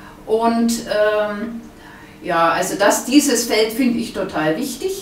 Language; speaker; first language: German; native; German